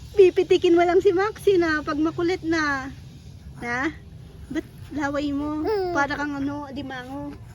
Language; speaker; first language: Filipino; native; Filipino